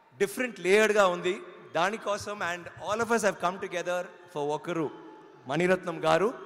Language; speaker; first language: Telugu; non-native, learner; Tamil